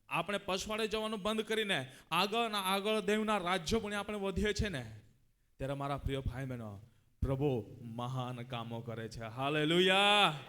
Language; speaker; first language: Gujarati; non-native, local second language; Gamit